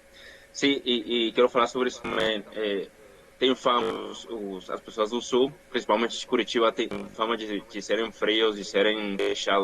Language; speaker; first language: Portuguese; non-native, fluent; Spanish